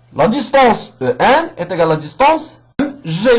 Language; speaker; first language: French; non-native, local second language; Arabic